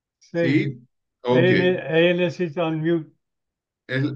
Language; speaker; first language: Spanish; non-native, learner; English